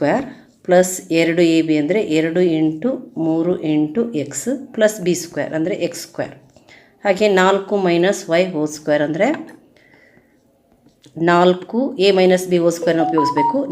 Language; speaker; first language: Kannada; native; Kannada